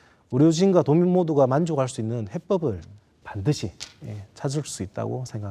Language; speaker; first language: Korean; native; Korean